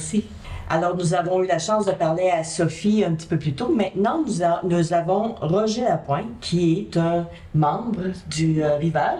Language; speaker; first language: French; native; French